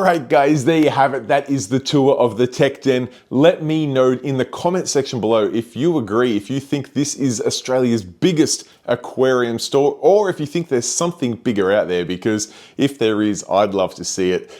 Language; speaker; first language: English; native; English